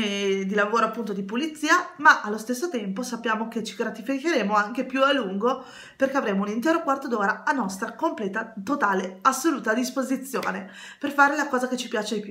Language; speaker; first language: Italian; native; Italian